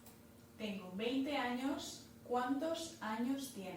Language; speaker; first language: Spanish; non-native, learner; English